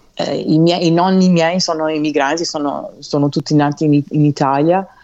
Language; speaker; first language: Italian; non-native, fluent; English